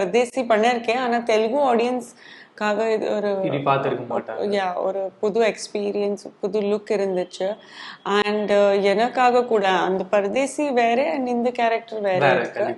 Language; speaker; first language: Tamil; non-native, local second language; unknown